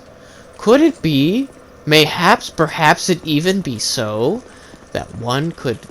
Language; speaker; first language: English; native; English